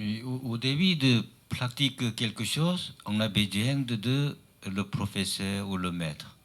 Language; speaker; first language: French; non-native, learner; Chinese